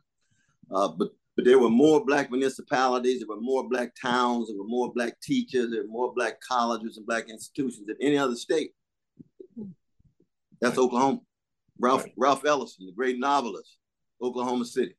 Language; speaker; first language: English; native; English